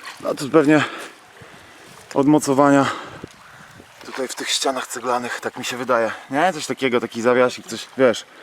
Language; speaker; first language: Polish; native; Polish